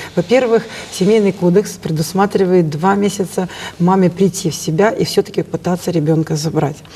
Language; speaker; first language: Russian; native; Russian